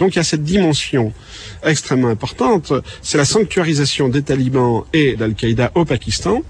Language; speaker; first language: French; native; French